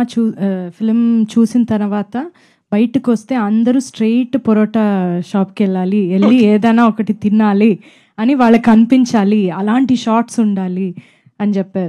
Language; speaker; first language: Telugu; non-native, fluent; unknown